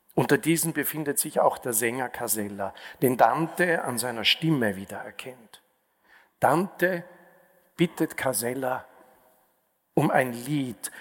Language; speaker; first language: German; native; German